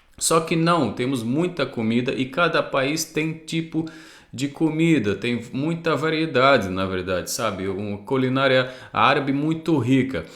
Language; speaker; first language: Portuguese; non-native, fluent; Arabic